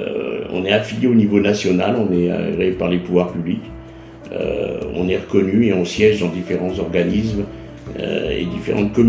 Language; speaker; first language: French; native; French